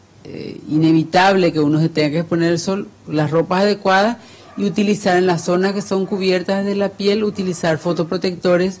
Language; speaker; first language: Spanish; native; Spanish